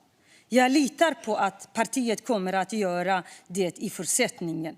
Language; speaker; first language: Swedish; non-native, fluent; Kurdish